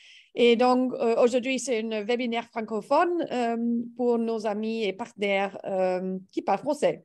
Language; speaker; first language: French; non-native, learner; English